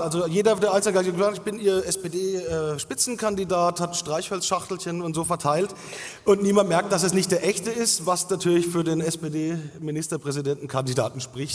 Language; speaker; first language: German; native; German